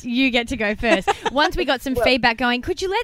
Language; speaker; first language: English; native; English